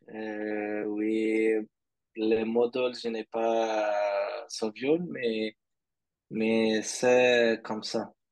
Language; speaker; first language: French; non-native, learner; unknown